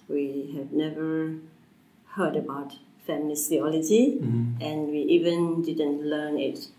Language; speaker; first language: English; non-native, fluent; Burmese